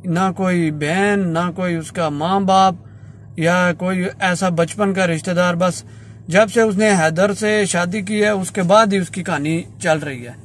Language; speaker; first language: Urdu; non-native, local second language; Punjabi